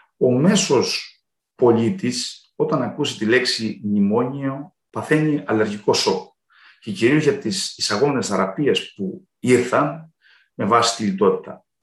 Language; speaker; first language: Greek; native; Greek